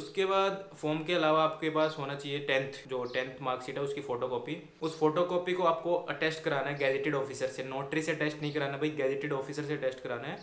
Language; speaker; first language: Hindi; native; Hindi